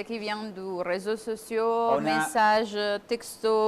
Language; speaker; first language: French; non-native, fluent; Italian